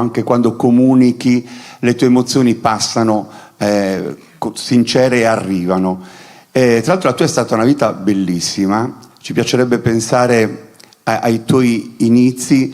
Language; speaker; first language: Italian; native; Italian